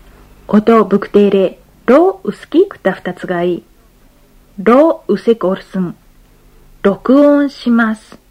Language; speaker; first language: Mongolian; non-native, fluent; Japanese